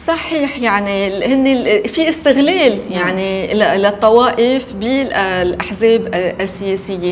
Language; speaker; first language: Arabic; native; Arabic